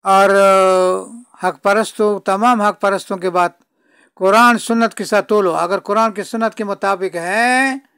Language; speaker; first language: Urdu; non-native, local second language; Pashto